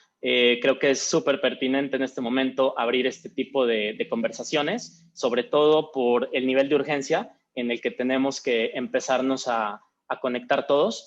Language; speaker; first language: Spanish; native; Spanish